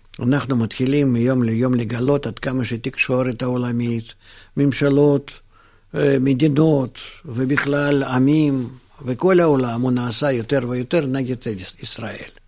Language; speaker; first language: Hebrew; non-native, fluent; Russian